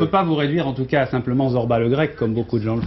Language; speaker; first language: French; native; French